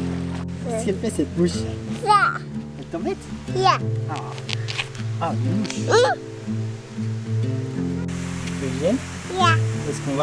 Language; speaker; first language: French; native; French